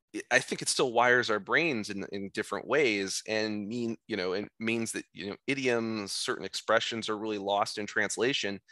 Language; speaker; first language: English; native; English